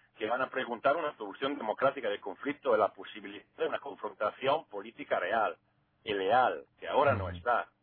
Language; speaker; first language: Spanish; non-native, learner; Italian